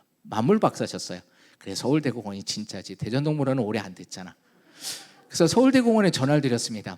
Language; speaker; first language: Korean; native; Korean